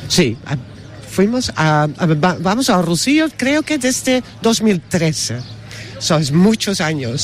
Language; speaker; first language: Spanish; non-native, learner; Dutch